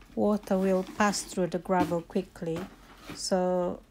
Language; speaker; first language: English; non-native, fluent; Indonesian